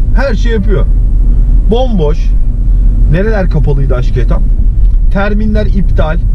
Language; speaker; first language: Turkish; native; Turkish